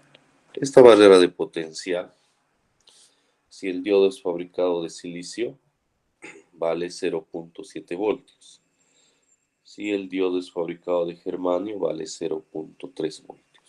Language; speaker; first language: Spanish; native; Spanish